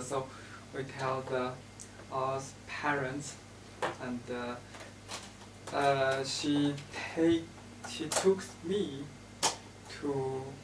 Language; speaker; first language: English; non-native, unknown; Chinese